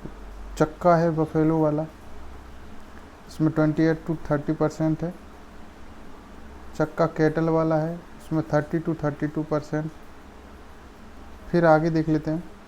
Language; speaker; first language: Hindi; native; Hindi